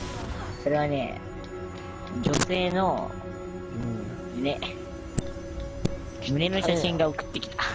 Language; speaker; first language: Japanese; native; Japanese